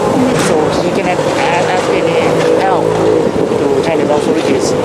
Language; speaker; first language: English; non-native, fluent; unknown